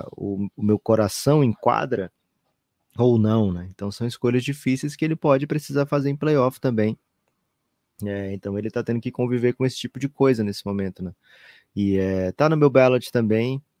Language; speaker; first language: Portuguese; native; Portuguese